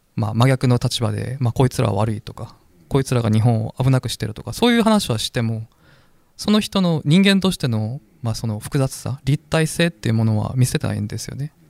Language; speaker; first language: Japanese; non-native, fluent; Korean